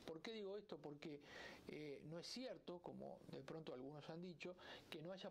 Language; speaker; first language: Spanish; native; Spanish